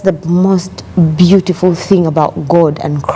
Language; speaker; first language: English; non-native, local second language; Ganda